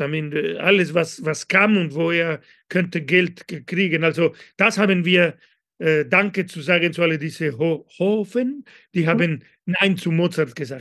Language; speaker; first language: German; non-native, fluent; Spanish